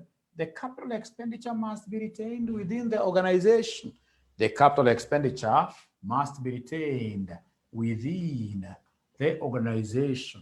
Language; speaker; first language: English; non-native, local second language; Swahili